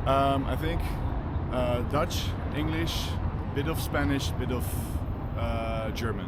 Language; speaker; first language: English; non-native, fluent; Dutch